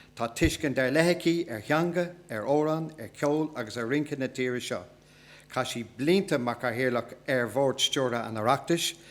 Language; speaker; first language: Irish; non-native, local second language; English